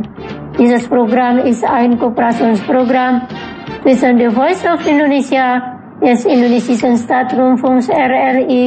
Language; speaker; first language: German; non-native, fluent; Indonesian